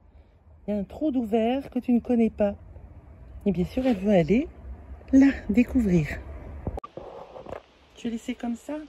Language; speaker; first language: French; native; French